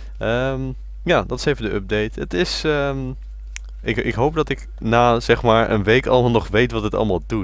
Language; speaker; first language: Dutch; native; Dutch